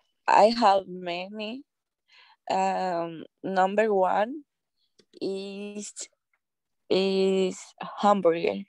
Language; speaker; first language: English; non-native, learner; Spanish